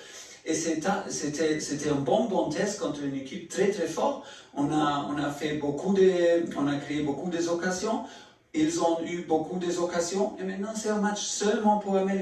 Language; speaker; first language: French; non-native, learner; German